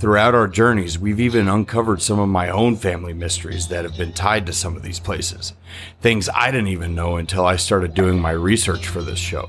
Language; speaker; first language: English; native; English